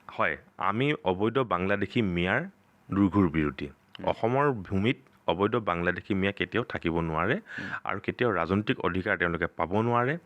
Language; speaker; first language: Assamese; native; Assamese